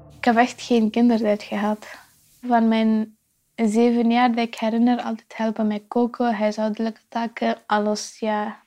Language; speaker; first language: Dutch; non-native, fluent; Persian